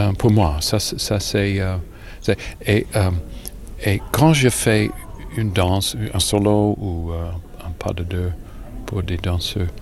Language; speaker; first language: French; non-native, learner; English